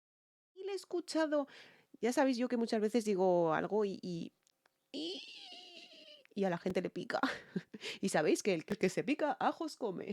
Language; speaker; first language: Spanish; native; Spanish